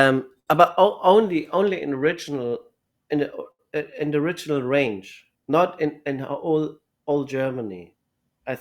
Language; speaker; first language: English; non-native, learner; German